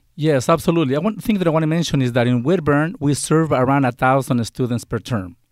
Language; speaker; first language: English; non-native, fluent; Spanish